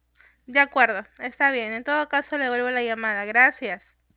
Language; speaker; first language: Spanish; native; Spanish